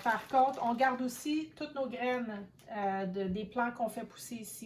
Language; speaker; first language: French; native; French